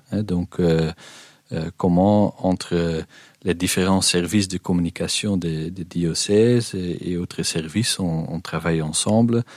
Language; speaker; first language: French; non-native, local second language; Dutch